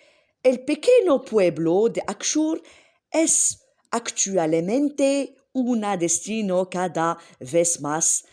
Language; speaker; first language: Spanish; non-native, learner; Arabic